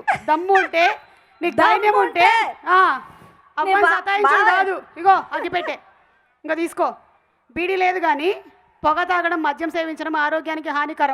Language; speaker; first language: Telugu; native; Telugu